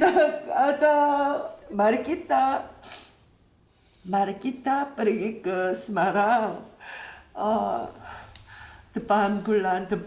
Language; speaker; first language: Indonesian; non-native, learner; Korean